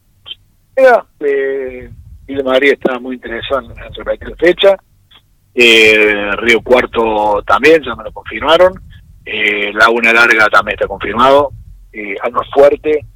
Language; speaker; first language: Spanish; native; Spanish